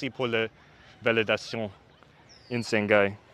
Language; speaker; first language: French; non-native, learner; English